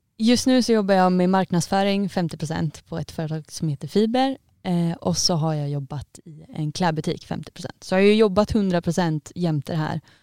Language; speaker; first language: Swedish; native; Swedish